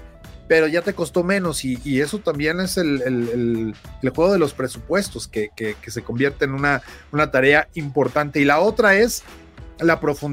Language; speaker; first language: Spanish; native; Spanish